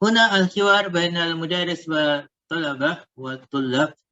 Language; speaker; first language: Arabic; non-native, fluent; Indonesian